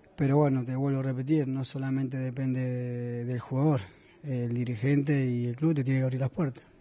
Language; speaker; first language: Spanish; native; Spanish